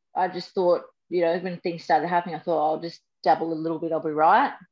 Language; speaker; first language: English; native; English